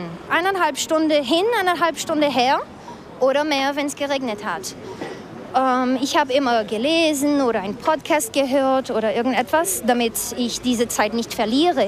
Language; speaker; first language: German; non-native, fluent; Portuguese